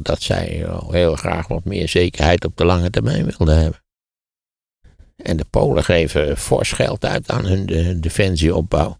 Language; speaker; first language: Dutch; native; Dutch